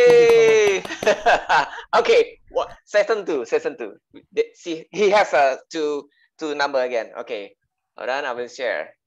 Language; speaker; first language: English; non-native, learner; Indonesian